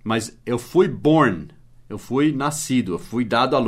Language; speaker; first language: Portuguese; non-native, fluent; English